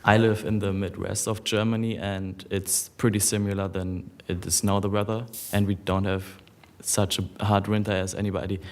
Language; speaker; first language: English; non-native, fluent; German